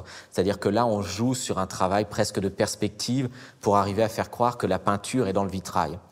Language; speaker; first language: French; native; French